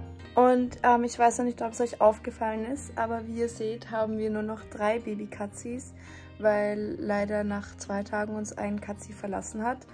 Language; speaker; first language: German; native; German